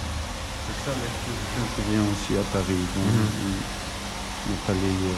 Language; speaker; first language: French; non-native, fluent; German